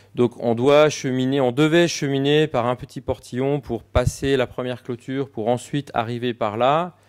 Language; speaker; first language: French; native; French